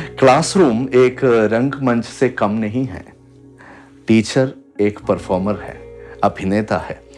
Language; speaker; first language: Hindi; non-native, local second language; Malayalam